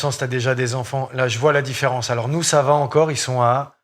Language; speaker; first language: French; native; French